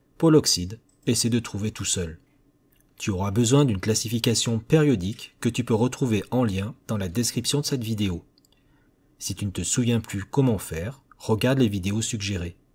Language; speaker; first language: French; native; French